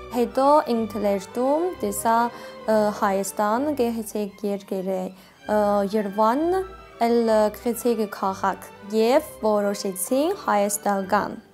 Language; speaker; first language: Armenian; non-native, learner; Chinese